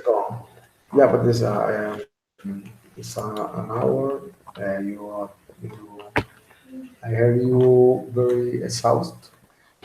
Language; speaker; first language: English; non-native, learner; Spanish